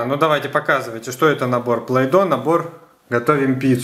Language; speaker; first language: Russian; native; Russian